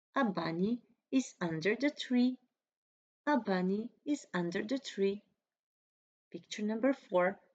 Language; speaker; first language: English; non-native, fluent; Slovenian